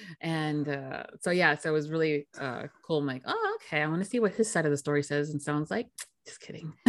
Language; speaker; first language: English; native; English